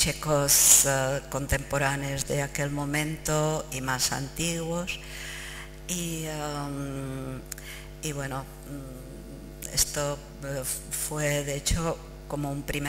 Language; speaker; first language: Spanish; non-native, fluent; Czech